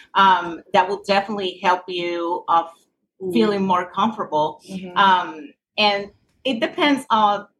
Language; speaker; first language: English; non-native, fluent; Spanish